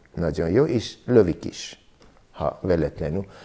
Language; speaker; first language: Hungarian; non-native, learner; Armenian